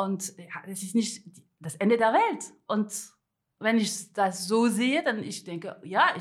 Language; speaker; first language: German; non-native, fluent; French